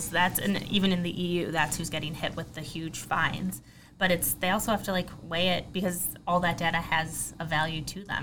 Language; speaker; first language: English; native; English